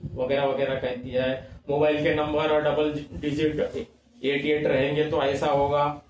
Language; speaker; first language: Hindi; non-native, local second language; Marathi